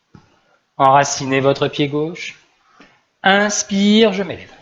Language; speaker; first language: French; native; French